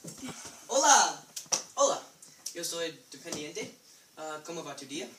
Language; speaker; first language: Spanish; non-native, learner; English